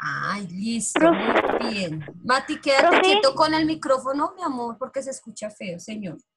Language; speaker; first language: Spanish; native; Spanish